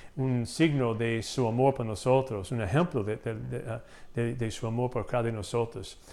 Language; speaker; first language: Spanish; non-native, fluent; English